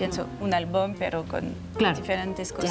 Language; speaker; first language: Spanish; non-native, learner; French